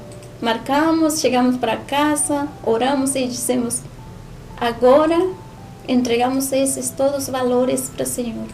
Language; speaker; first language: Portuguese; non-native, learner; Spanish